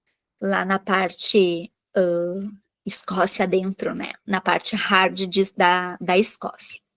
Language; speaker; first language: Portuguese; native; Portuguese